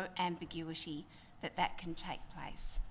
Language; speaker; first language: English; native; English